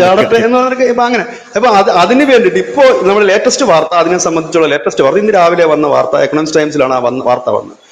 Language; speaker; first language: Malayalam; native; Malayalam